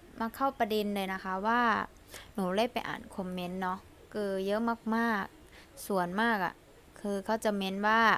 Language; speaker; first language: Thai; early bilingual, other home language; Lao